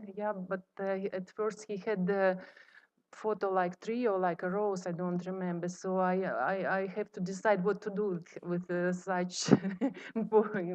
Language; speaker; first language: English; non-native, fluent; Russian